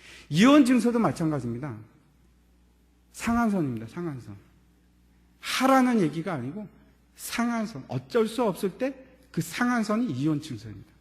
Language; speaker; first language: Korean; native; Korean